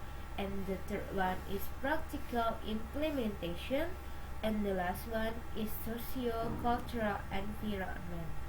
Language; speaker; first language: English; non-native, learner; Indonesian